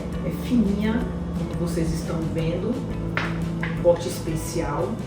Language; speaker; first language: Portuguese; native; Portuguese